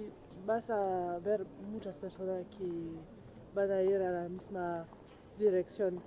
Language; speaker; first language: Spanish; non-native, learner; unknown